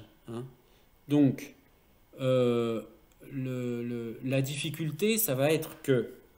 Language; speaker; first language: French; native; French